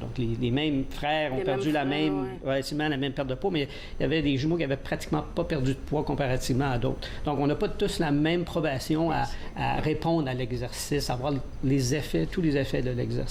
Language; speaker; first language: French; native; French